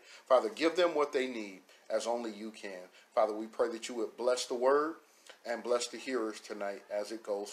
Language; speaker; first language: English; native; English